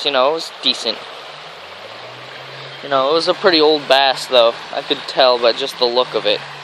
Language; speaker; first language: English; native; English